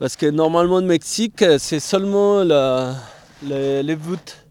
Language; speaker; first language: French; non-native, fluent; Spanish